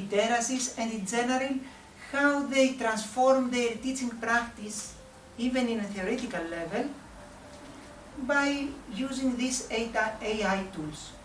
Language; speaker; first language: English; non-native, fluent; Greek